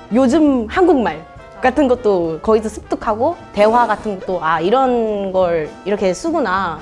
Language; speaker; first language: Korean; early bilingual, heritage; Korean